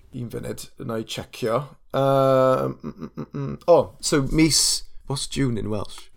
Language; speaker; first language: Welsh; non-native, local second language; English